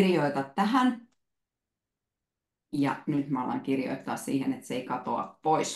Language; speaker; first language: Finnish; native; Finnish